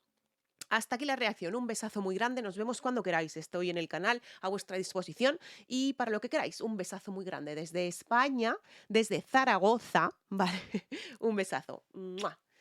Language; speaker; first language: Spanish; native; Spanish